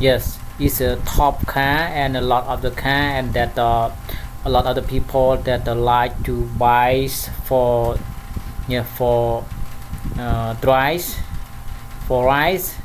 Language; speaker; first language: English; non-native, learner; Khmer